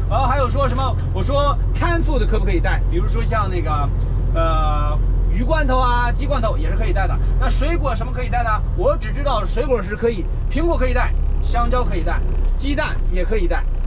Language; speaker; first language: Chinese; native; Chinese